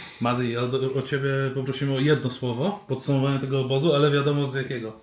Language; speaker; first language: Polish; native; Polish